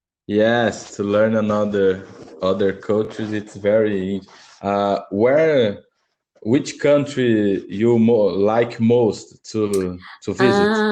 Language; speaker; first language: English; non-native, learner; Portuguese